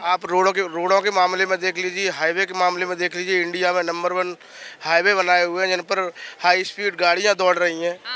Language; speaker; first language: Hindi; native; Hindi